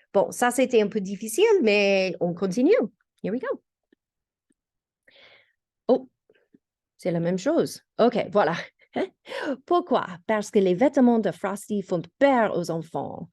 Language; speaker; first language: French; non-native, fluent; English